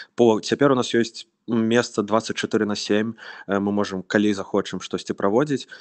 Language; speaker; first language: Belarusian; non-native, local second language; Russian